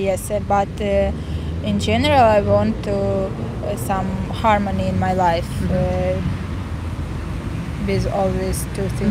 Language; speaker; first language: English; non-native, learner; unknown